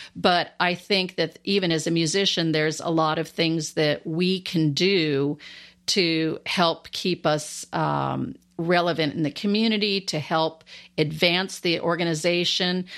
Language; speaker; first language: English; native; English